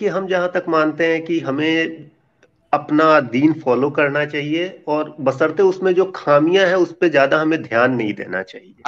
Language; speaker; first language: Hindi; native; Hindi